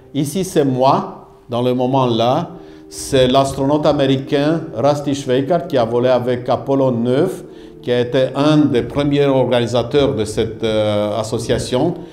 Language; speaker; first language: French; non-native, fluent; Romanian